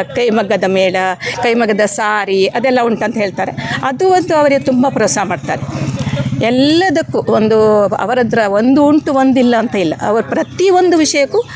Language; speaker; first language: Kannada; native; Kannada